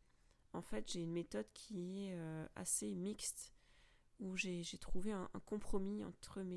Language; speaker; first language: French; native; French